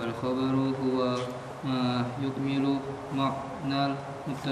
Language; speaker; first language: Arabic; non-native, learner; Indonesian